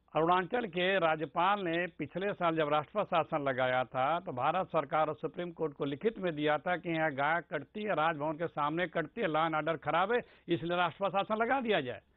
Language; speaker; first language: Hindi; native; Hindi